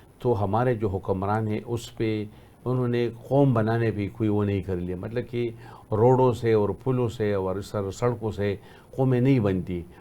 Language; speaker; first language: Urdu; non-native, local second language; Pashto